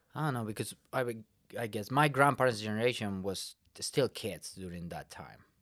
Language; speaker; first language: English; non-native, fluent; Spanish